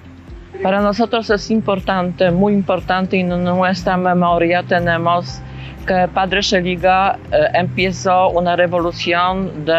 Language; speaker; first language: Spanish; non-native, fluent; Polish